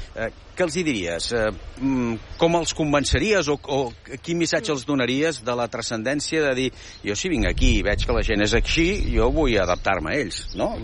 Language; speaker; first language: Catalan; native; Catalan